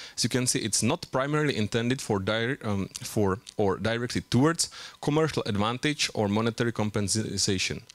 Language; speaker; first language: English; non-native, fluent; Czech